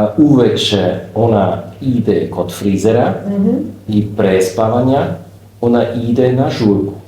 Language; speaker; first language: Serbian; non-native, learner; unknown